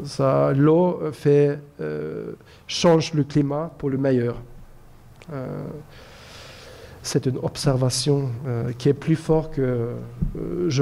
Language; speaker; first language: French; non-native, fluent; Norwegian